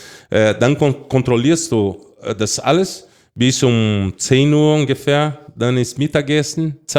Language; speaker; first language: German; non-native, fluent; Portuguese